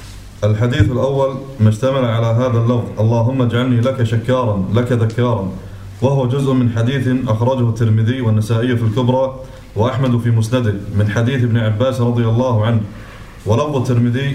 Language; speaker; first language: Arabic; native; Arabic